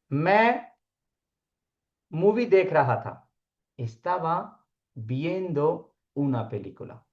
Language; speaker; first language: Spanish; non-native, fluent; Urdu